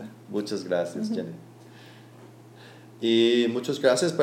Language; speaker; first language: Spanish; non-native, learner; English